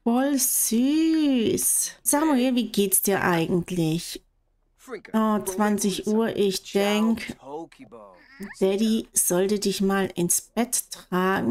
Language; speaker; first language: German; native; German